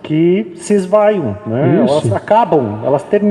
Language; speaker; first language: Portuguese; native; Portuguese